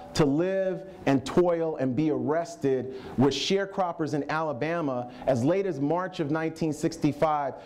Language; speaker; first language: English; native; English